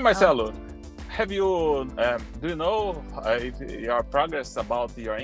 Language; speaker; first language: English; non-native, learner; Portuguese